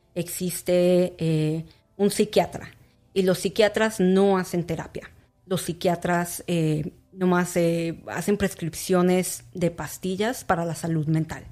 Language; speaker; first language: Spanish; early bilingual, heritage; Spanish